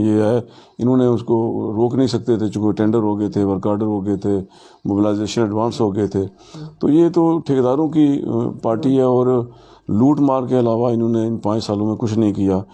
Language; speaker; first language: Urdu; non-native, local second language; Pahari-Potwari